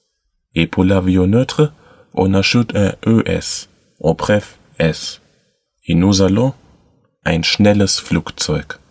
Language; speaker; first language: French; non-native, learner; German